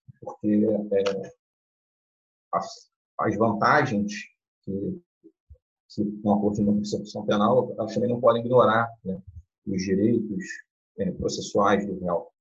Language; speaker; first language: Portuguese; native; Portuguese